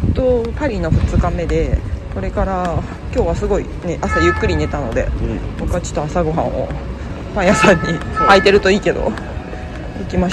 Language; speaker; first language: Japanese; native; Japanese